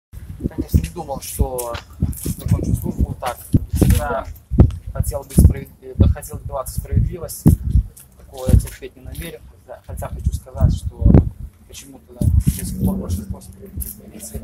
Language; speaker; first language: Russian; native; Russian